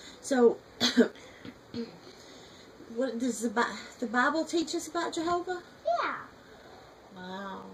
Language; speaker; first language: English; native; English